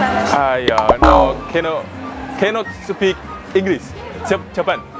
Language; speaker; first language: English; non-native, learner; Indonesian